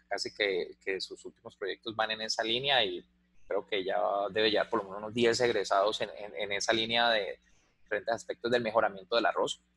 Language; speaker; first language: Spanish; native; Spanish